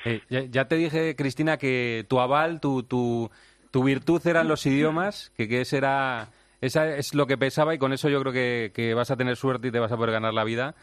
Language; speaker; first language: Spanish; native; Spanish